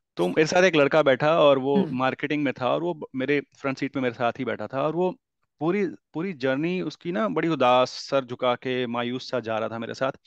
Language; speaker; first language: Hindi; native; Hindi